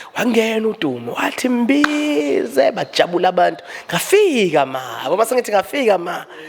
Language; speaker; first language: Zulu; native; Zulu